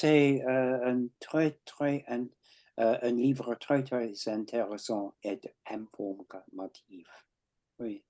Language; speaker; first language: French; non-native, fluent; English